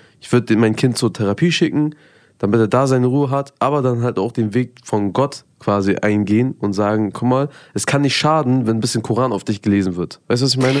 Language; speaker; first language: German; early bilingual, other home language; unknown